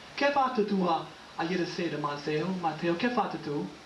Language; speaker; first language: Italian; early bilingual, other home language; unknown